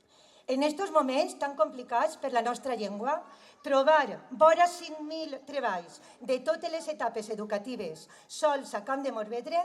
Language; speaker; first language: Catalan; native; Catalan